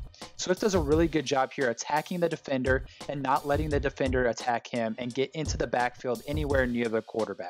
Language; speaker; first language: English; native; English